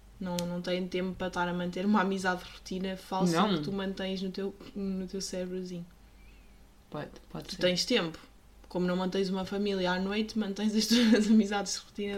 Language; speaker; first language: Portuguese; native; Portuguese